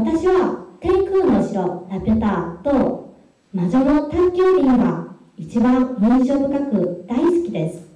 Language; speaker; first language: Japanese; non-native, fluent; Korean